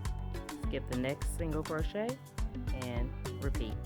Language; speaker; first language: English; native; English